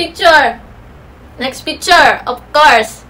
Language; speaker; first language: English; non-native, local second language; Filipino